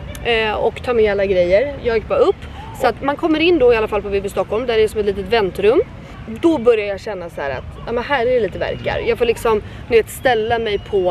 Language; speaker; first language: Swedish; native; Swedish